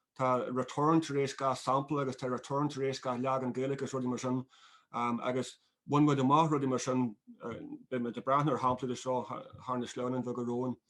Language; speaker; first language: Irish; native; Irish